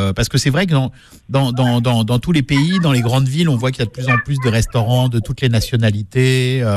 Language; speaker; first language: French; native; French